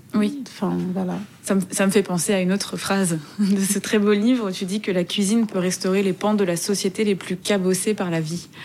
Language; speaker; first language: French; native; French